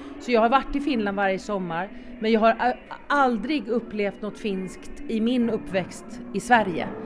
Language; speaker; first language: Swedish; native; Swedish